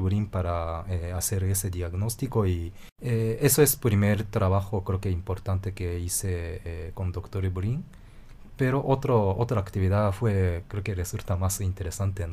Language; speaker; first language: Spanish; non-native, fluent; Japanese